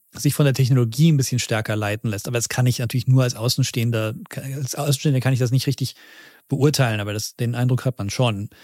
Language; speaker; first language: German; native; German